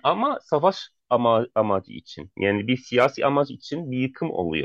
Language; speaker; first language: Turkish; non-native, fluent; Arabic